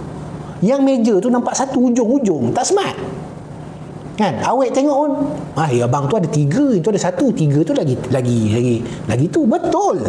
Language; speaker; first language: Malay; native; Malay